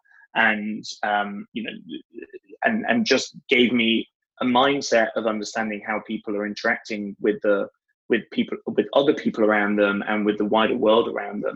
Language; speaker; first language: English; native; English